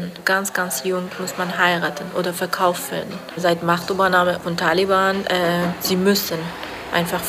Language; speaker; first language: German; non-native, learner; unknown